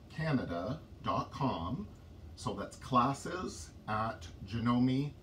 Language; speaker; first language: English; native; English